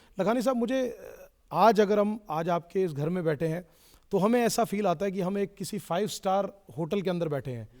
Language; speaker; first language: Hindi; native; Hindi